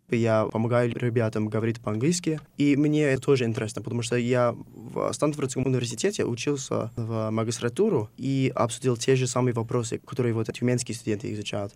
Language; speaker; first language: Russian; non-native, fluent; English